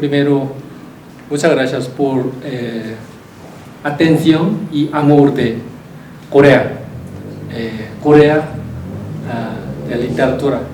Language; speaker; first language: Spanish; non-native, learner; Korean